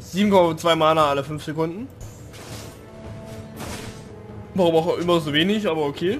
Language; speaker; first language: German; native; German